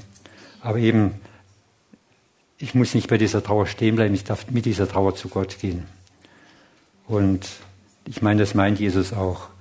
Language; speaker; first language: German; non-native, fluent; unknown